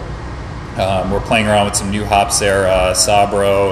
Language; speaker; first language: English; native; English